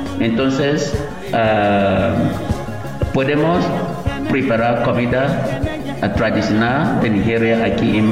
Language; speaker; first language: Spanish; non-native, learner; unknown